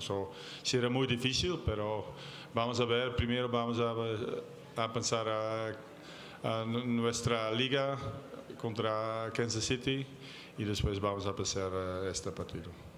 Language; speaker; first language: Spanish; non-native, learner; Dutch